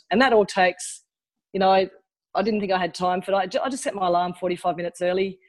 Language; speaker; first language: English; native; English